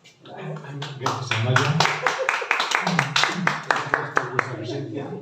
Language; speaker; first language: Spanish; native; Spanish